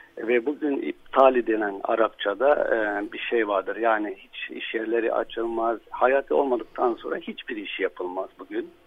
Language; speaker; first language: Turkish; non-native, local second language; Arabic